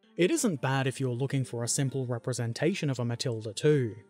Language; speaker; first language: English; native; English